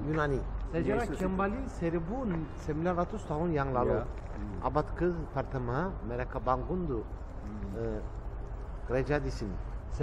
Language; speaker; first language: Indonesian; non-native, learner; Turkish